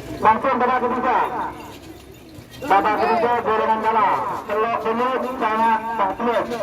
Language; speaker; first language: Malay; non-native, local second language; Madurese